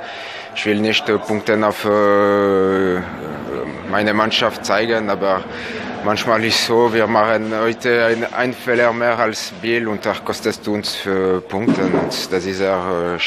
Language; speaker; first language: German; non-native, local second language; French